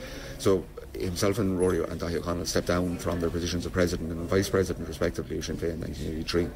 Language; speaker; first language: English; native; English